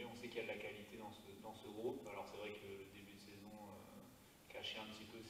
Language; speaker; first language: French; native; French